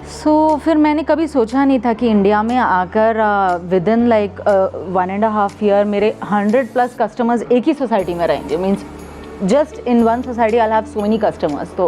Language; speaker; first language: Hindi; native; Hindi